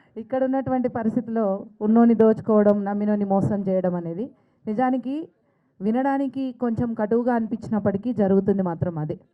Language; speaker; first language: Telugu; native; Telugu